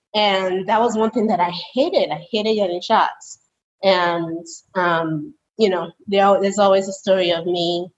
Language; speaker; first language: English; early bilingual, other home language; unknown